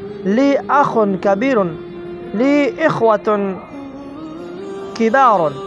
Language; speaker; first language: Arabic; non-native, fluent; Persian